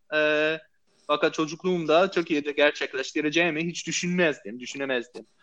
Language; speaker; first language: Turkish; non-native, fluent; English